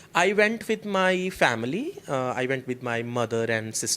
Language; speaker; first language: English; non-native, local second language; Punjabi